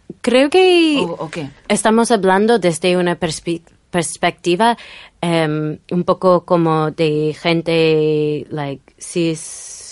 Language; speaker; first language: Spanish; non-native, fluent; English